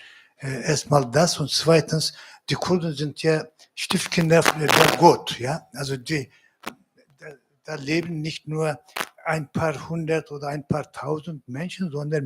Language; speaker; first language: German; non-native, fluent; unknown